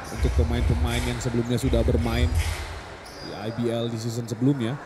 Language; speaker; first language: Indonesian; native; Indonesian